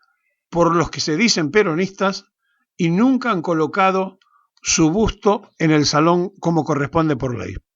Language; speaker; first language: Spanish; native; Spanish